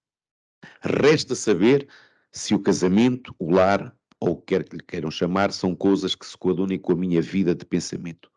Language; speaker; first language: Portuguese; native; Portuguese